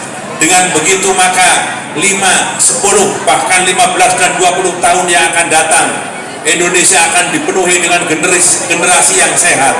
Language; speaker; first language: Indonesian; native; Indonesian